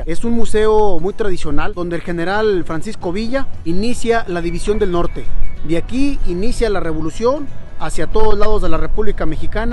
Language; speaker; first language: Spanish; native; Spanish